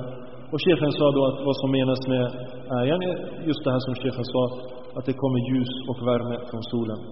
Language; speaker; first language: Swedish; early bilingual, other home language; Arabic